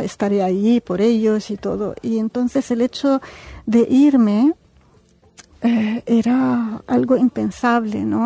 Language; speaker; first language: Spanish; non-native, fluent; Arabic